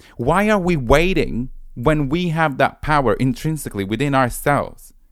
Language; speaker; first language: English; non-native, fluent; Italian